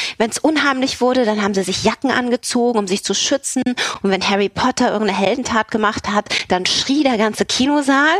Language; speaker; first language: German; native; German